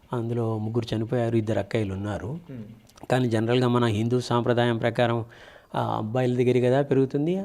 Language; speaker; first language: Telugu; native; Telugu